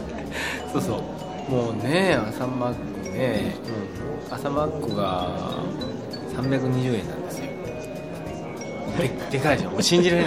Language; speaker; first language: Japanese; native; Japanese